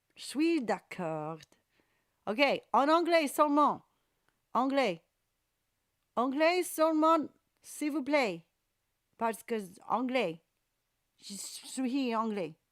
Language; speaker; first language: French; non-native, learner; English